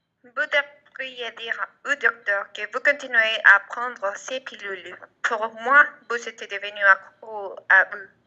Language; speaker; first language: French; non-native, learner; Spanish